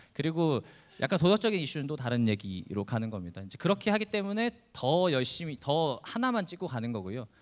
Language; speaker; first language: Korean; native; Korean